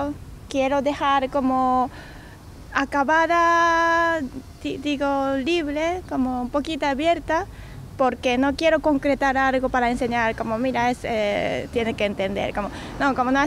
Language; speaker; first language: Spanish; non-native, learner; Japanese